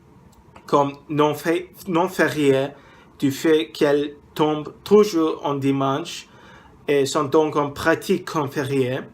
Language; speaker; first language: French; non-native, learner; English